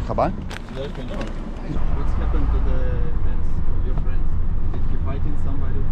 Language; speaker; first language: English; non-native, learner; Russian